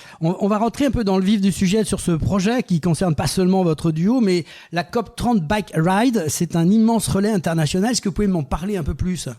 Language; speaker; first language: French; native; French